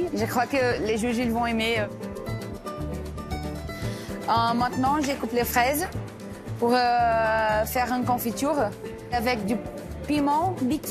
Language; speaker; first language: French; non-native, learner; Portuguese